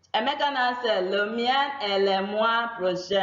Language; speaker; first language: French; non-native, fluent; Igbo